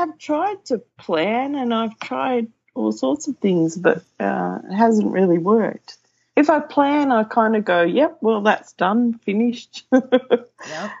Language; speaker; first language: English; native; English